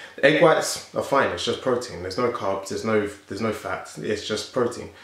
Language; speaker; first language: English; native; English